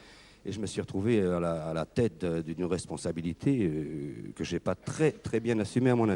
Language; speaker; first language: French; native; French